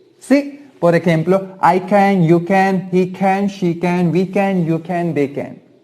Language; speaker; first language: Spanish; non-native, learner; Hindi